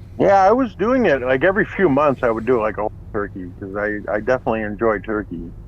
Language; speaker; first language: English; native; English